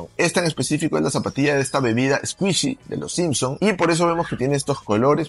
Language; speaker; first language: Spanish; native; Spanish